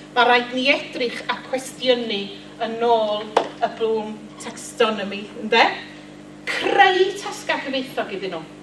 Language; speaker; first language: Welsh; native; Welsh